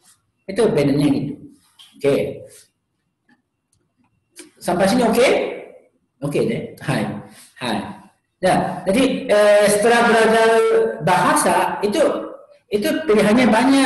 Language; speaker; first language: Indonesian; non-native, learner; Japanese